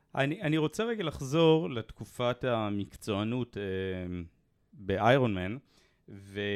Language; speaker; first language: Hebrew; native; Hebrew